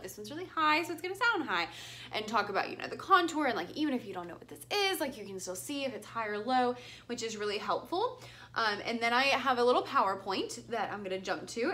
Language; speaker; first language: English; native; English